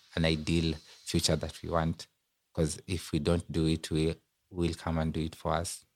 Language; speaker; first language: English; non-native, local second language; Luo (Kenya and Tanzania)